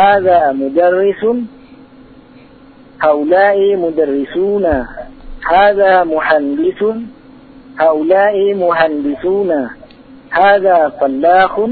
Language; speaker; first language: Arabic; non-native, learner; Indonesian